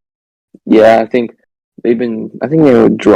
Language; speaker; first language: English; native; English